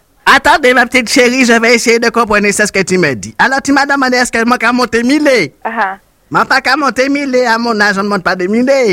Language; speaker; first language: French; non-native, local second language; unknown